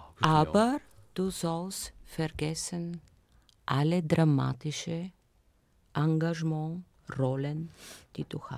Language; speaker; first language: German; non-native, learner; Bulgarian